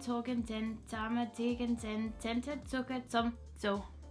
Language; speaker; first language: German; non-native, fluent; English